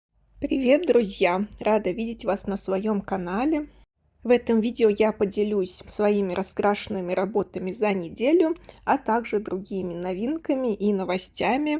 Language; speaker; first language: Russian; native; Russian